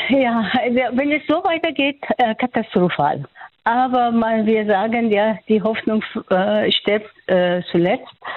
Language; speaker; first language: German; non-native, fluent; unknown